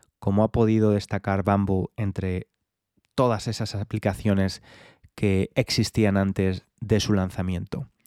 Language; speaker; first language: Spanish; native; Spanish